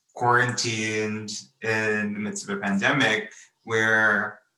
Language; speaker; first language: English; native; English